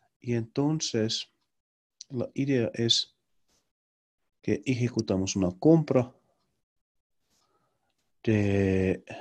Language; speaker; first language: Spanish; non-native, learner; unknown